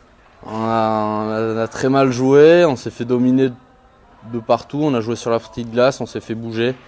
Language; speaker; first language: French; native; French